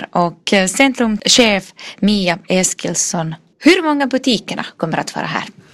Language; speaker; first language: Swedish; non-native, local second language; Finnish